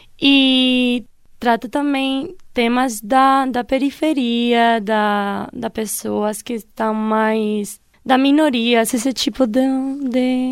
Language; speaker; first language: Portuguese; non-native, fluent; Spanish